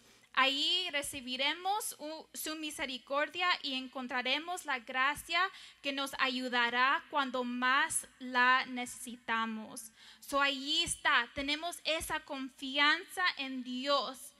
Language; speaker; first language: Spanish; early bilingual, heritage; English